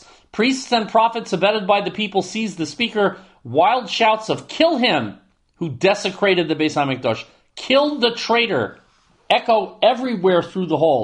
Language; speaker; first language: English; native; English